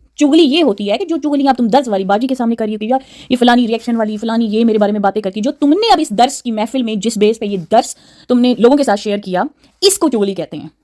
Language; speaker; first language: Urdu; native; Urdu